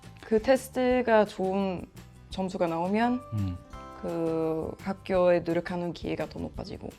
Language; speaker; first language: Korean; non-native, learner; Swedish